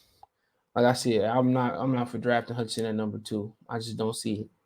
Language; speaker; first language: English; native; English